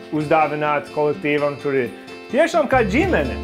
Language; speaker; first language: Latvian; early bilingual, other home language; English